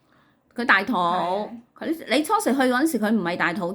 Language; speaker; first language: Cantonese; native; Cantonese